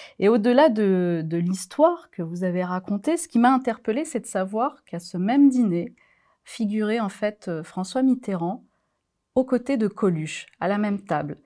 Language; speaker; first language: French; native; French